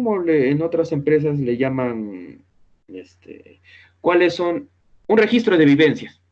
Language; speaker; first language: Spanish; native; Spanish